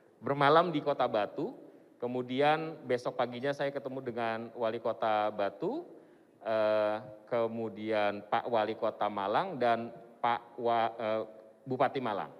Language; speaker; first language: Indonesian; native; Indonesian